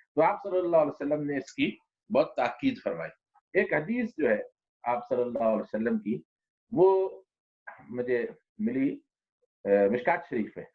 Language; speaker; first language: Urdu; non-native, local second language; Punjabi